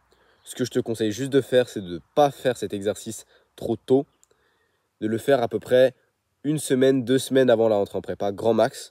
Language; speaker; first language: French; native; French